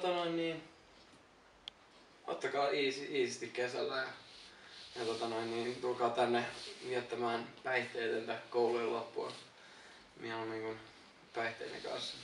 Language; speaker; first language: Finnish; native; Finnish